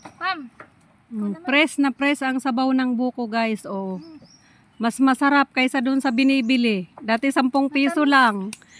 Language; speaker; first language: Filipino; non-native, local second language; Bikol